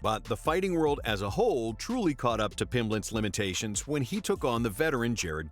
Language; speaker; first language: English; native; English